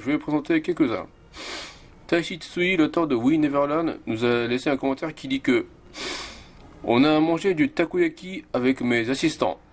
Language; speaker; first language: French; non-native, fluent; Japanese